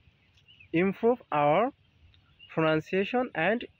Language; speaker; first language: English; non-native, learner; Bangla